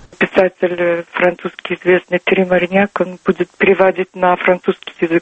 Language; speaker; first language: Russian; non-native, local second language; Turkmen